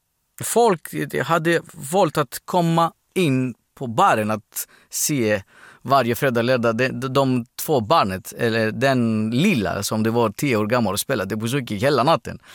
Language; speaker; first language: Swedish; non-native, fluent; Greek